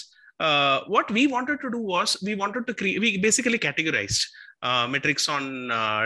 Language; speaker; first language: English; non-native, local second language; Tamil